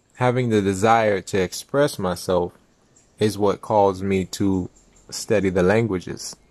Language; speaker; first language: English; native; English